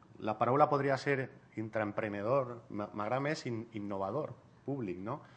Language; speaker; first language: Catalan; non-native, local second language; Spanish